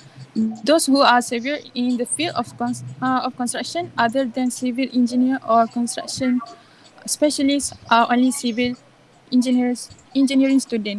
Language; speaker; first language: English; non-native, local second language; Malay